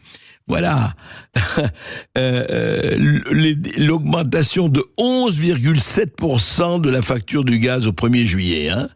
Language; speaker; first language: French; native; French